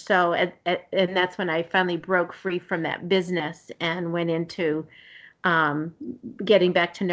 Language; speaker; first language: English; native; English